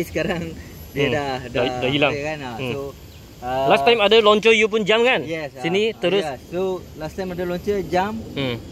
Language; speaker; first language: Malay; native; Malay